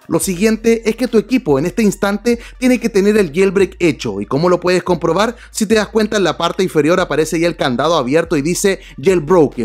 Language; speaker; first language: Spanish; native; Spanish